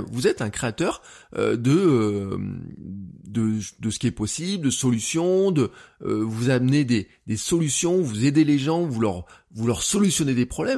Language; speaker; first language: French; native; French